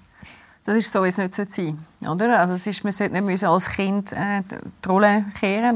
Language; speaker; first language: German; native; German